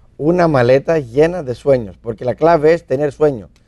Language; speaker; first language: Spanish; non-native, fluent; Greek